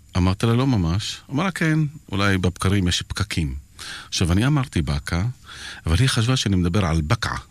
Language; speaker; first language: Hebrew; non-native, local second language; Arabic